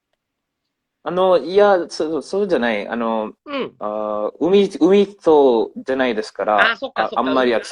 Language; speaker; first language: Japanese; non-native, learner; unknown